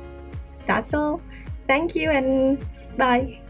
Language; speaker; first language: English; non-native, fluent; Indonesian